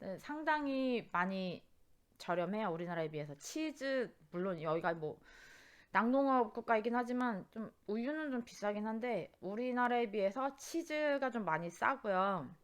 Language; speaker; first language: Korean; native; Korean